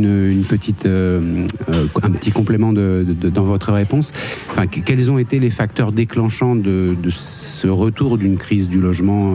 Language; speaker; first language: French; native; French